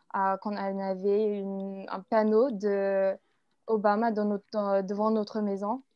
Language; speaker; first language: French; non-native, fluent; English